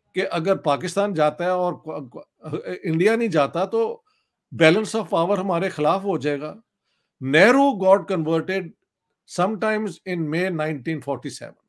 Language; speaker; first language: Urdu; non-native, local second language; Punjabi